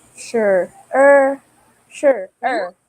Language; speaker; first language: Chinese; non-native, learner; Filipino